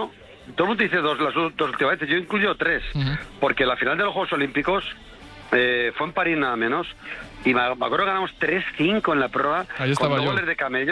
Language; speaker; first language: Spanish; native; Spanish